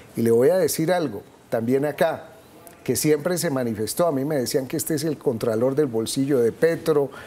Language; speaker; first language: Spanish; native; Spanish